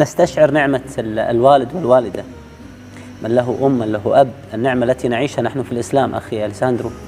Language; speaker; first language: Arabic; native; Arabic